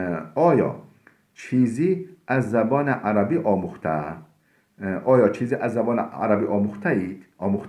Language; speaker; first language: Persian; non-native, fluent; Turkish